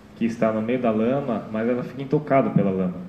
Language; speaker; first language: Portuguese; native; Portuguese